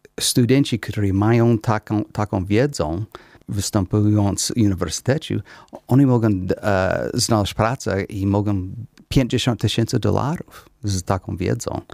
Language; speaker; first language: Polish; non-native, learner; English